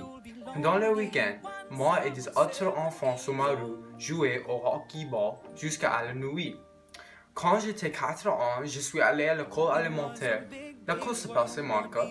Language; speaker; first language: French; non-native, local second language; English